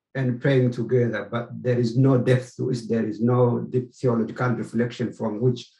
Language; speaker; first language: English; non-native, fluent; Amharic